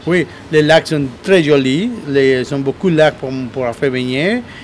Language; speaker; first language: French; non-native, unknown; Spanish